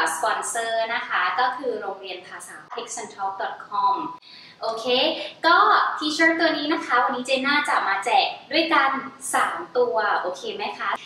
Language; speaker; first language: Thai; native; Thai